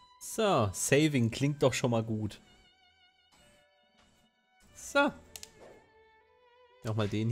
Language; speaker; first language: German; native; German